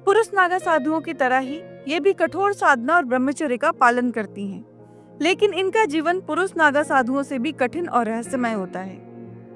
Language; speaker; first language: Hindi; native; Hindi